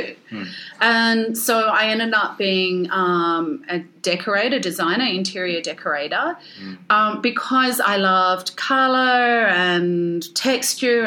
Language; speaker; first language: English; native; English